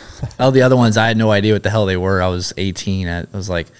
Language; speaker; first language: English; native; English